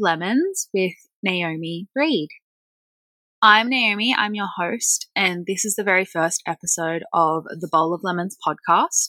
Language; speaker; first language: English; native; English